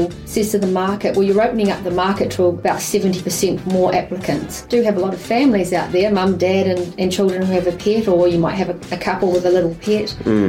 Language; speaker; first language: English; native; English